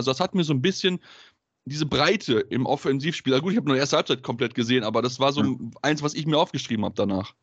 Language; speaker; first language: German; native; German